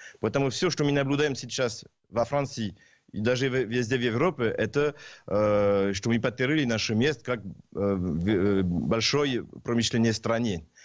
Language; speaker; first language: Russian; non-native, learner; French